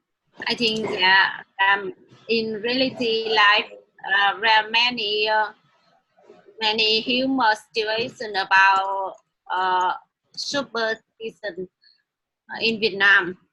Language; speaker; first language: English; non-native, learner; Vietnamese